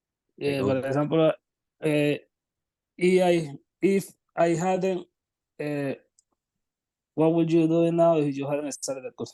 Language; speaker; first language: English; non-native, learner; Spanish